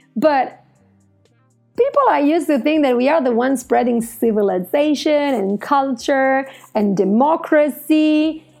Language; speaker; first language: English; non-native, fluent; Italian